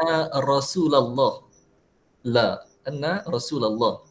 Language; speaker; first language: Arabic; non-native, fluent; Malay